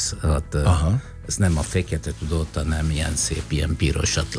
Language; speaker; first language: Hungarian; non-native, fluent; Italian